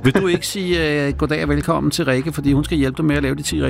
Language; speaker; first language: Danish; native; Danish